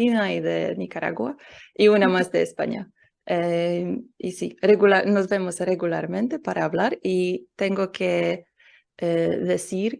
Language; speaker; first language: Spanish; non-native, learner; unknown